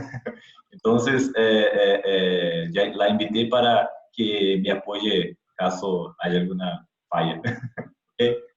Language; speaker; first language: Spanish; non-native, fluent; Portuguese